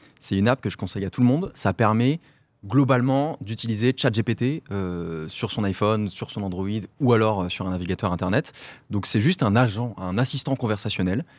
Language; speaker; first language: French; native; French